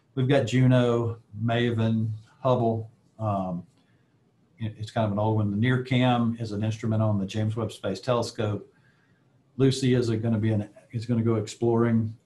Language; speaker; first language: English; native; English